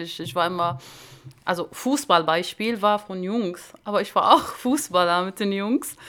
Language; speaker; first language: German; non-native, learner; Arabic